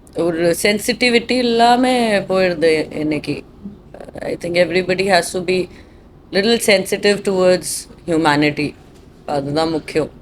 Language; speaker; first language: Tamil; non-native, fluent; Hindi